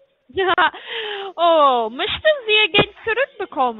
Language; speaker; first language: German; non-native, learner; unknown